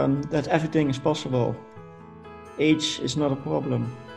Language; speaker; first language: English; non-native, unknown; Dutch